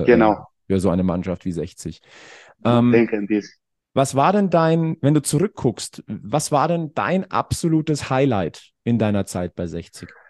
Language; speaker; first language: German; native; German